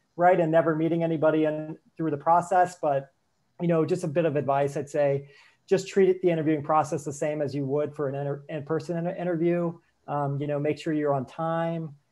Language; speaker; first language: English; native; English